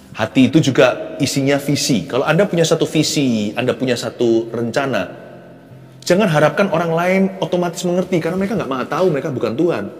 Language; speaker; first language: Indonesian; native; Indonesian